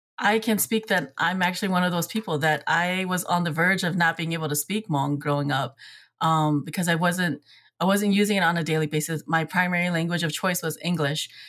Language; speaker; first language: English; early bilingual, other home language; Hmong